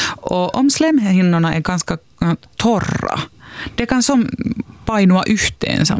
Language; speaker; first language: Swedish; non-native, local second language; Finnish